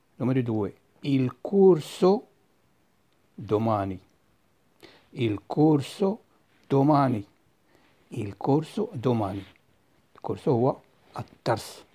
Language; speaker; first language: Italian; non-native, fluent; Arabic